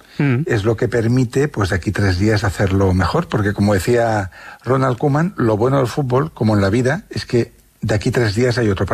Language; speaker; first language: Spanish; native; Spanish